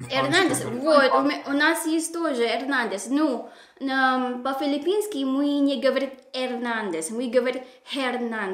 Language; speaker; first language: Russian; non-native, learner; Filipino